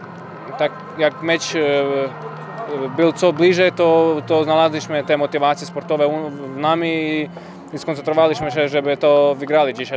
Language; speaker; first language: Polish; non-native, learner; Croatian